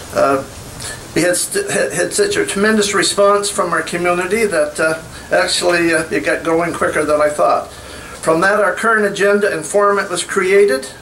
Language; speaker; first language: English; native; English